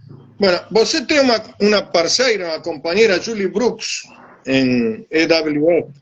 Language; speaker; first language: Portuguese; non-native, learner; Spanish